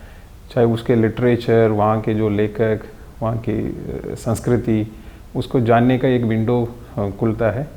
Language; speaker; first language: Hindi; non-native, local second language; Tamil